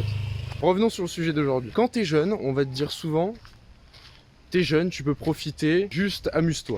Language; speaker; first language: French; native; French